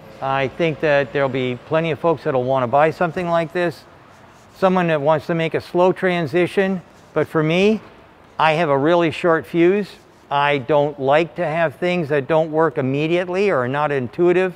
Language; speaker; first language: English; native; English